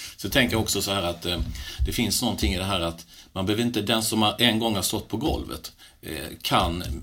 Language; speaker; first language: Swedish; native; Swedish